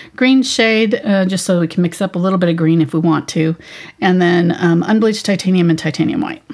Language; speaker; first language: English; native; English